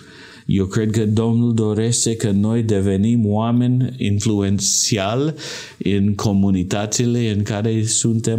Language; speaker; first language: Romanian; non-native, learner; English